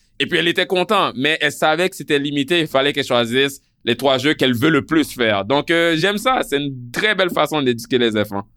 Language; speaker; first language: French; non-native, local second language; Haitian Creole